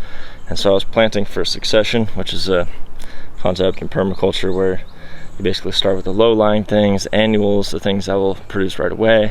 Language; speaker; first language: English; native; English